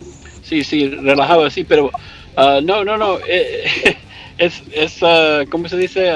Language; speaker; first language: Spanish; early bilingual, heritage; English